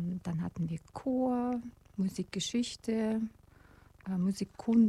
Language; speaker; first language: German; non-native, fluent; Russian